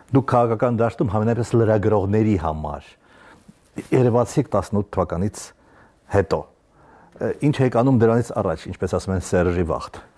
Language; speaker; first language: Armenian; native; Armenian